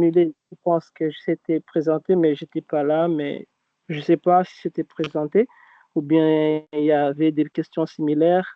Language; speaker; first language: French; non-native, local second language; Arabic